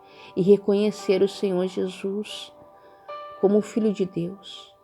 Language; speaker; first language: Portuguese; native; Portuguese